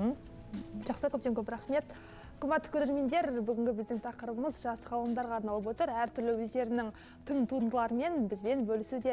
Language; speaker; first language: Kazakh; native; Kazakh